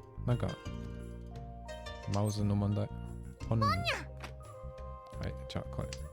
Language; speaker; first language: Japanese; non-native, learner; German